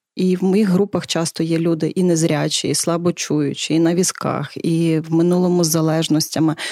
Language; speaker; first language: Ukrainian; native; Ukrainian